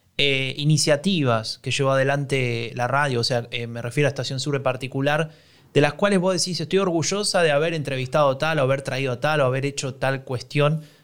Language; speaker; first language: Spanish; native; Spanish